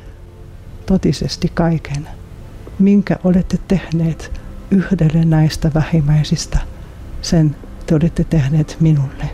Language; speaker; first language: Finnish; non-native, fluent; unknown